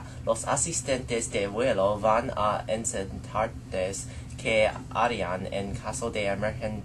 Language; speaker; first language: Spanish; non-native, learner; Chinese